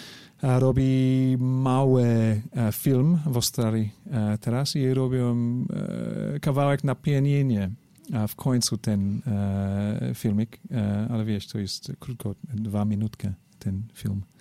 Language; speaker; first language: Polish; non-native, learner; English